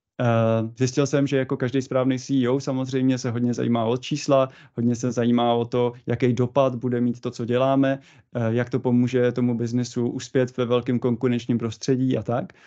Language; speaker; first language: Czech; native; Czech